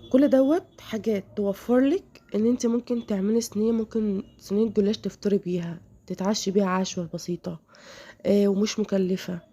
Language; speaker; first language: Arabic; native; Arabic